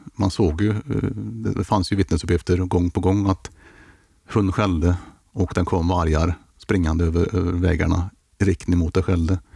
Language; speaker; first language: Swedish; native; Swedish